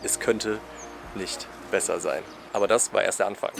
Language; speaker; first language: German; native; German